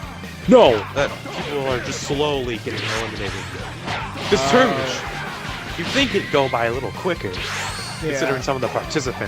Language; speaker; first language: English; native; English